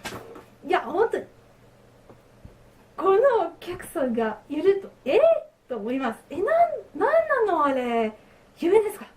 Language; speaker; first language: Japanese; non-native, learner; French